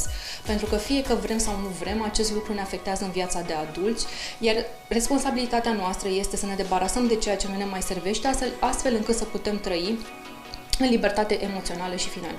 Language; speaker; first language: Romanian; native; Romanian